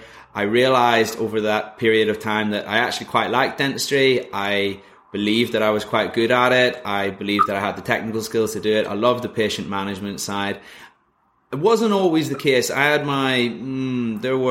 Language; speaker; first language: English; native; English